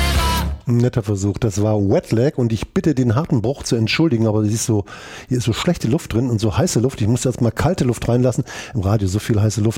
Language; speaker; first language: German; native; German